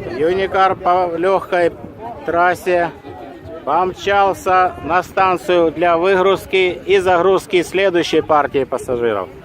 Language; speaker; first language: Russian; native; Russian